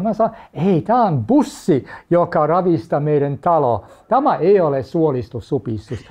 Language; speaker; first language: Finnish; non-native, fluent; English